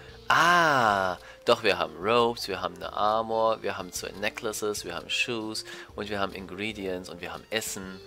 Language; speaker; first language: German; native; German